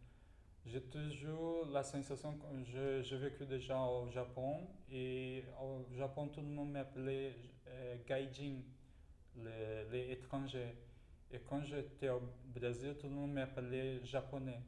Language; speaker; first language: French; non-native, fluent; Portuguese